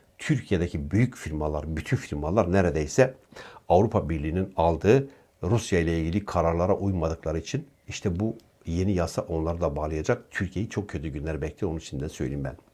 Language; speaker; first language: Turkish; native; Turkish